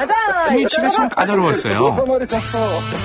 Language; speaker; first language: Korean; native; Korean